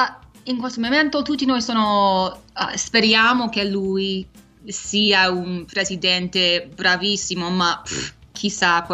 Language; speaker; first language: Italian; early bilingual, heritage; English